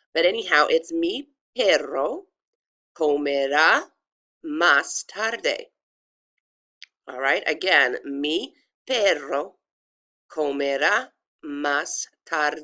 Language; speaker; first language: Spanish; non-native, fluent; English